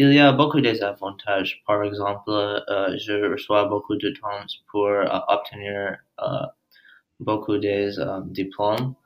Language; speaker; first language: French; non-native, learner; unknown